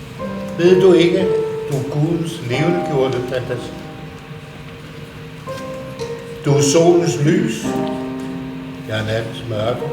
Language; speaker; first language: Danish; native; Danish